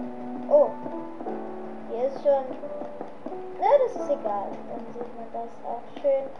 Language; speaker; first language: German; native; German